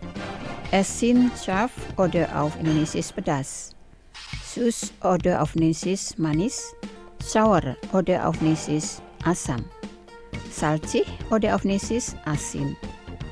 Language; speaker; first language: German; non-native, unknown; Indonesian